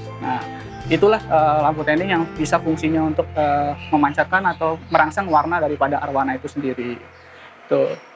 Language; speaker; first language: Indonesian; native; Indonesian